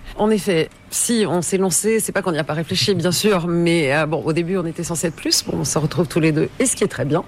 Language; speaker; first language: French; native; French